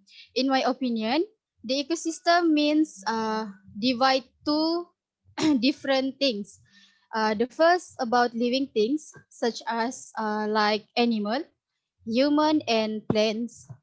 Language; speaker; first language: English; non-native, learner; Indonesian